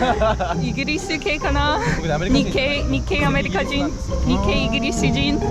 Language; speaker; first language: Japanese; non-native, fluent; English